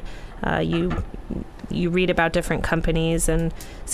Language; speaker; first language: English; native; English